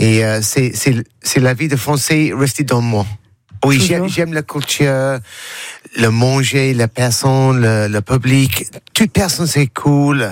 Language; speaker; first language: French; non-native, learner; English